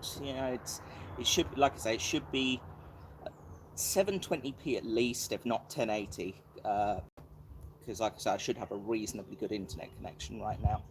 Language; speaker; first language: English; native; English